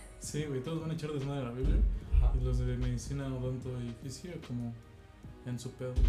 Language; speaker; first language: Spanish; native; Spanish